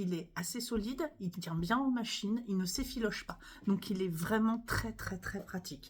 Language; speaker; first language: French; native; French